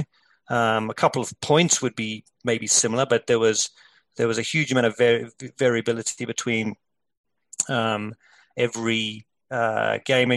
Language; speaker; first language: English; native; English